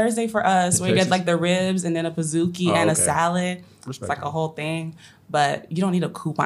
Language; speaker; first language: English; native; English